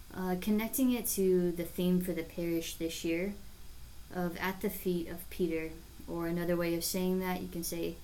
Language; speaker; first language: English; native; English